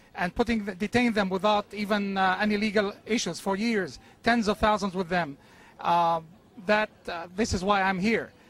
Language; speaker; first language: English; non-native, fluent; Arabic